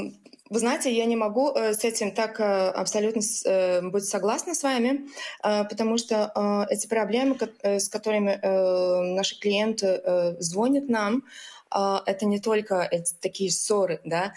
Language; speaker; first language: Russian; non-native, local second language; Latvian